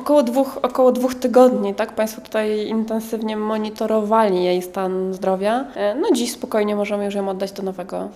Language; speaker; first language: Polish; native; Polish